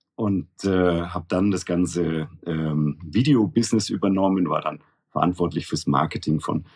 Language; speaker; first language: German; native; German